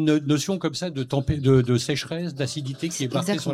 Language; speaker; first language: French; native; French